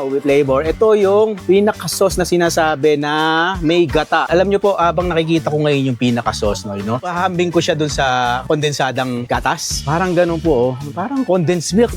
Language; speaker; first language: Filipino; native; Filipino